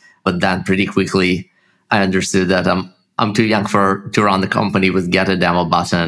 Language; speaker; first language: English; non-native, fluent; Russian